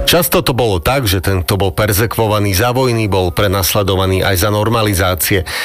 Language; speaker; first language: Slovak; native; Slovak